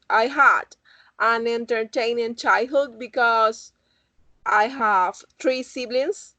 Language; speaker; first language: English; non-native, learner; Spanish